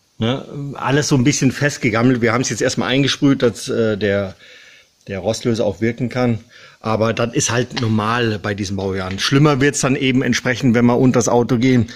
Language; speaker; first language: German; native; German